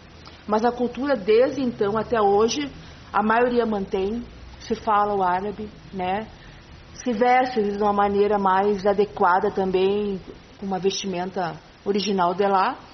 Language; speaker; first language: Portuguese; early bilingual, heritage; Portuguese